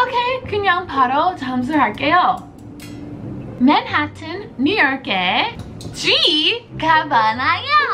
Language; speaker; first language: Korean; non-native, fluent; English